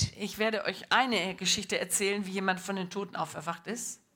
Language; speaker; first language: German; non-native, learner; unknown